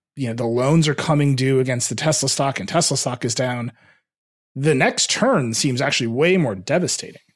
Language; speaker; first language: English; early bilingual, other home language; Hindi